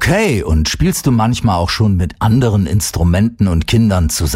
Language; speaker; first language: German; native; German